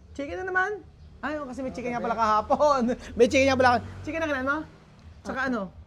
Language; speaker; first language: Filipino; native; Filipino